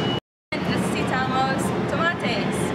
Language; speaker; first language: Spanish; non-native, learner; English